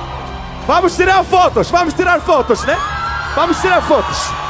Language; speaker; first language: Portuguese; non-native, learner; English